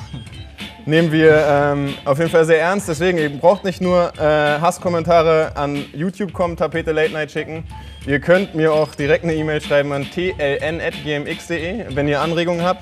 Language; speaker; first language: German; native; German